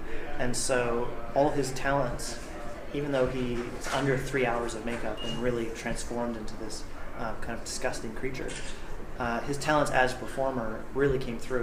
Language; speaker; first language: English; native; English